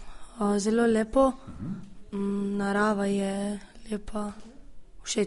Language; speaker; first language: Slovenian; early bilingual, heritage; Croatian